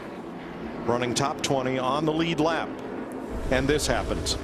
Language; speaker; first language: English; native; English